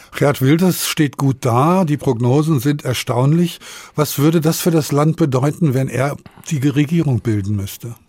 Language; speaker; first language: German; native; German